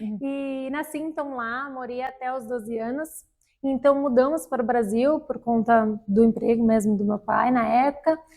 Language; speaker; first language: Portuguese; early bilingual, heritage; Portuguese